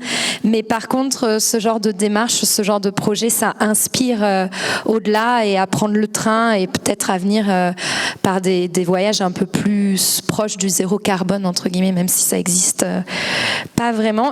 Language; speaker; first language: French; native; French